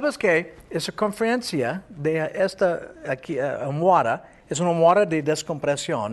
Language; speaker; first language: Spanish; non-native, fluent; English